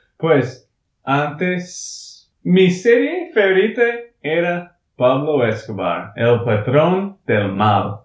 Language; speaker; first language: Spanish; non-native, learner; English